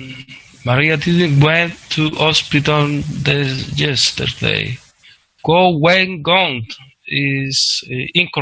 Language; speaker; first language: English; non-native, learner; Spanish